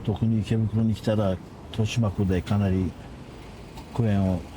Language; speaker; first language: Japanese; non-native, fluent; Kurdish